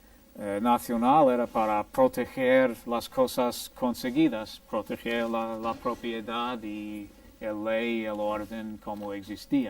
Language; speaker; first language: Spanish; non-native, fluent; English